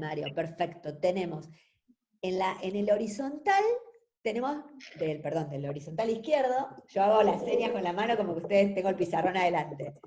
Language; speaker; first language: Spanish; native; Spanish